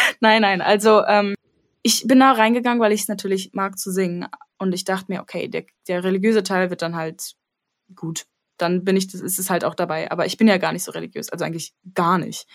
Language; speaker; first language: German; early bilingual, other home language; Armenian